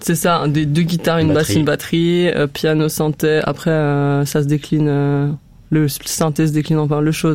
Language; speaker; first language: French; native; French